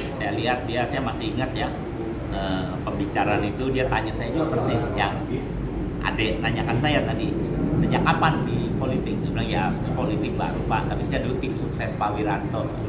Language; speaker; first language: Indonesian; early bilingual, heritage; Indonesian